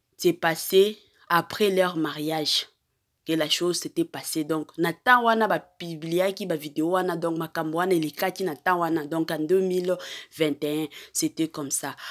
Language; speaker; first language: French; non-native, local second language; Lingala